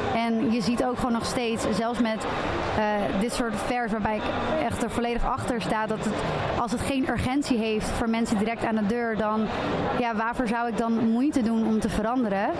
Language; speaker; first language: Dutch; native; Dutch